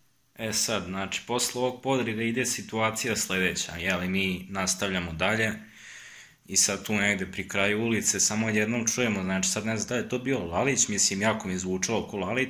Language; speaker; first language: Serbian; native; Serbian